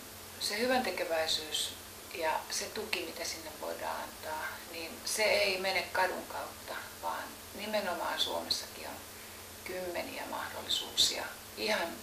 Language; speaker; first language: Finnish; native; Finnish